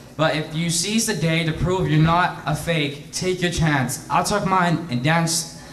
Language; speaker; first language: English; native; English